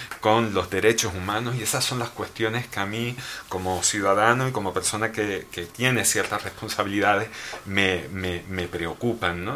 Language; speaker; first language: Spanish; native; Spanish